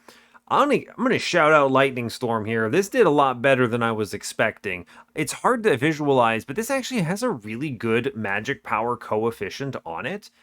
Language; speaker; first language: English; native; English